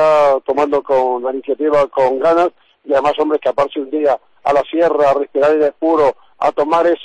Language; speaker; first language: Spanish; native; Spanish